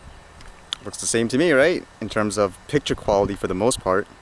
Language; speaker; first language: English; native; English